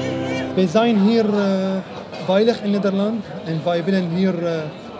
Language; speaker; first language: Dutch; non-native, learner; Arabic